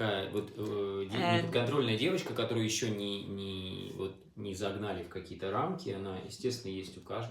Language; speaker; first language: Russian; native; Russian